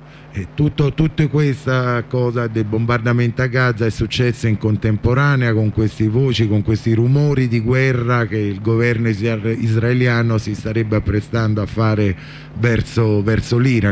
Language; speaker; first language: Italian; native; Italian